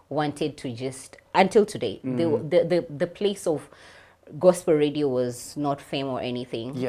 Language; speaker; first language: English; non-native, local second language; Swahili